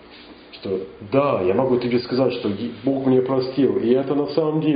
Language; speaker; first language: Russian; non-native, fluent; English